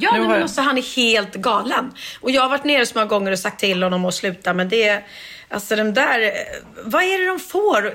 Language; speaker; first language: Swedish; native; Swedish